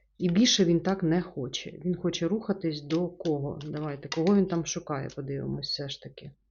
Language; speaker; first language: Ukrainian; non-native, local second language; Russian